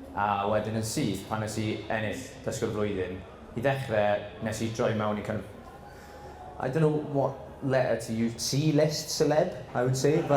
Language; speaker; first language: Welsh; non-native, local second language; English